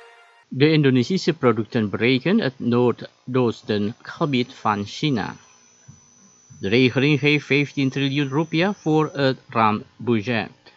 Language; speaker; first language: Dutch; non-native, fluent; Indonesian